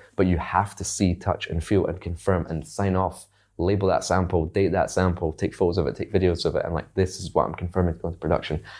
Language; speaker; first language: English; native; English